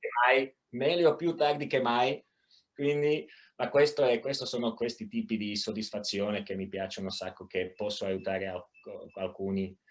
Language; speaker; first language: Italian; non-native, fluent; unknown